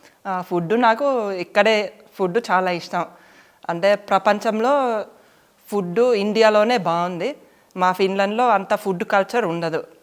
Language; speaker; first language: Telugu; non-native, fluent; Finnish